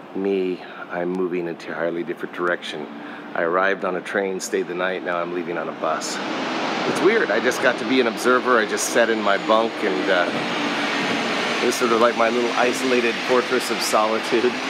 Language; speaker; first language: English; native; English